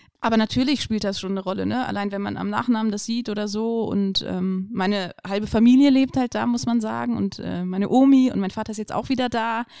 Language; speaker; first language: German; native; German